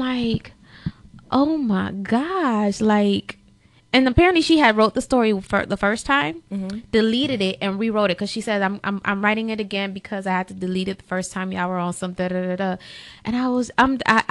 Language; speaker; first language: English; early bilingual, other home language; Spanish